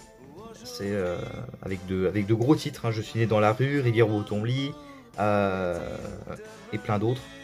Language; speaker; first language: French; native; French